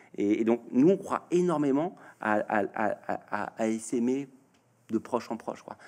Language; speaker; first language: French; native; French